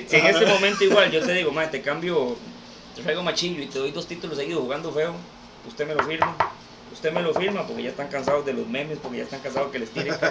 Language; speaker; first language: Spanish; native; Spanish